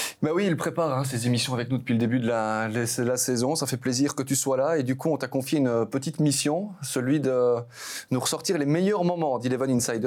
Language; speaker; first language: French; native; French